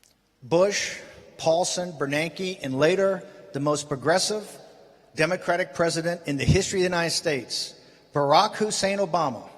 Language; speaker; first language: English; native; English